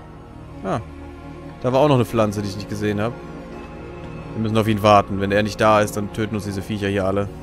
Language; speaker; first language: German; native; German